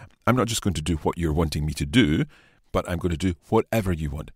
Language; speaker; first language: English; native; English